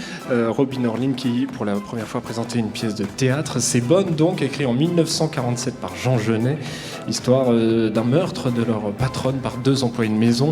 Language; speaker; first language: French; native; French